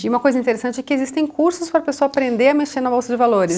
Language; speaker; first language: Portuguese; native; Portuguese